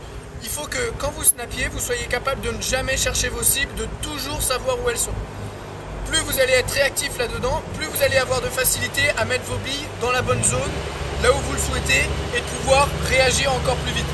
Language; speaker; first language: French; native; French